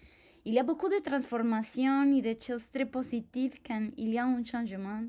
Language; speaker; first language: French; non-native, fluent; Spanish